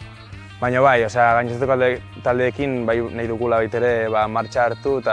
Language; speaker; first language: Basque; native; Basque